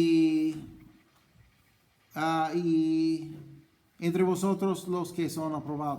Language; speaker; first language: Spanish; non-native, fluent; English